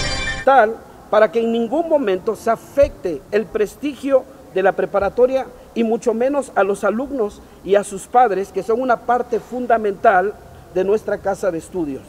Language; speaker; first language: Spanish; native; Spanish